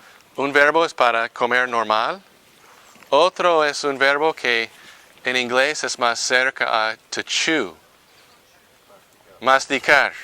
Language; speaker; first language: Spanish; non-native, fluent; English